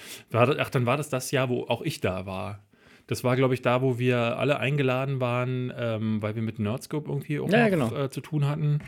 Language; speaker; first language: German; native; German